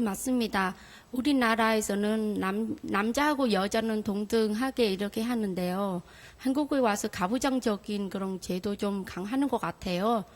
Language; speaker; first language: Korean; non-native, fluent; Vietnamese